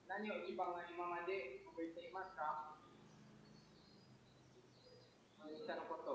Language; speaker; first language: Japanese; non-native, learner; Indonesian